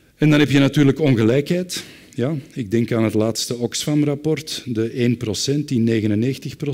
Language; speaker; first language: Dutch; native; Dutch